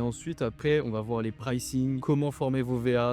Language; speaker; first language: French; native; French